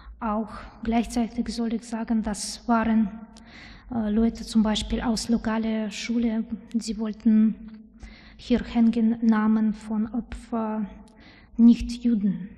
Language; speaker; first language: German; non-native, learner; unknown